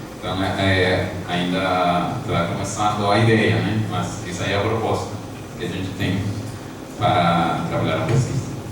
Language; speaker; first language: Portuguese; non-native, fluent; Spanish